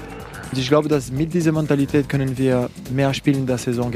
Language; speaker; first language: German; non-native, fluent; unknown